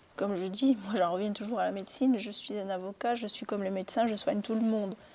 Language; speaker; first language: French; early bilingual, other home language; Arabic